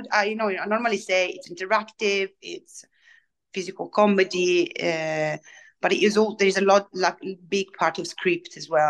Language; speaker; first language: English; non-native, fluent; Italian